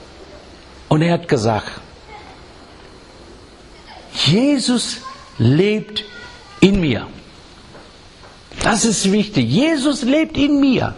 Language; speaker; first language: German; non-native, learner; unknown